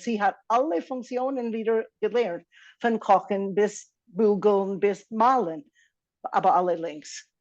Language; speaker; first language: German; non-native, fluent; English